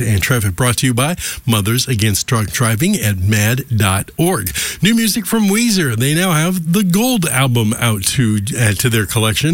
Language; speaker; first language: English; native; English